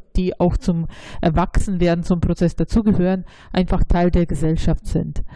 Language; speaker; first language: German; early bilingual, other home language; Russian